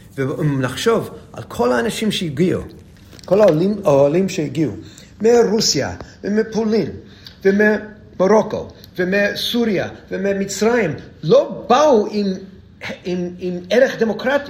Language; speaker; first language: Hebrew; non-native, fluent; English